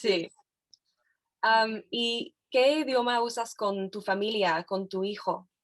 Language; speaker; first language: Spanish; non-native, fluent; English